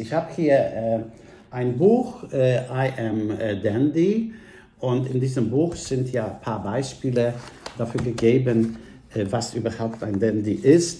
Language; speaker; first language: German; non-native, fluent; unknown